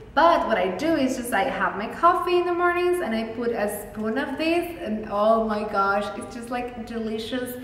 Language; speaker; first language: English; non-native, fluent; Spanish